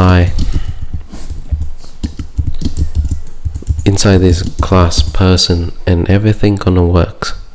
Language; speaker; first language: English; non-native, fluent; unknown